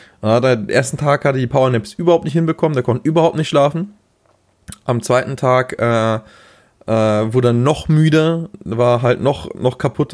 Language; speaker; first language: German; native; German